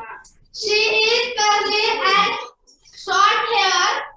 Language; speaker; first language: English; non-native, learner; Marathi